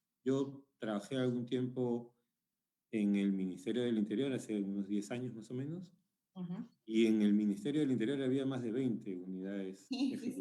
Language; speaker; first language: Spanish; native; Spanish